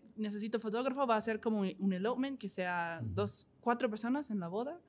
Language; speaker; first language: Spanish; non-native, fluent; English